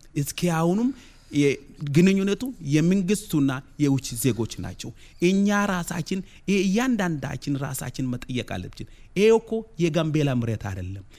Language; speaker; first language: Amharic; non-native, local second language; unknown